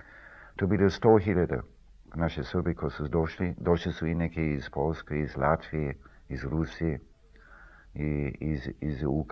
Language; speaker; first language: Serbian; early bilingual, heritage; Serbian